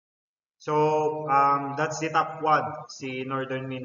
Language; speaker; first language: English; non-native, local second language; Filipino